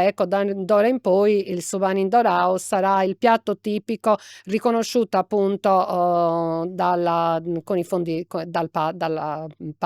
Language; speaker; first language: Italian; native; Italian